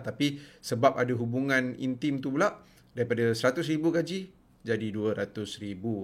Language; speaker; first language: Malay; native; Malay